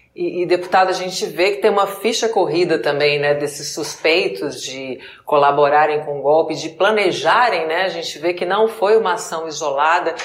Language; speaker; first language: Portuguese; native; Portuguese